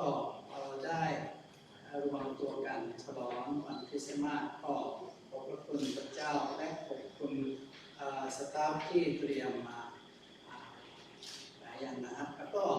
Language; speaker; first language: Thai; non-native, local second language; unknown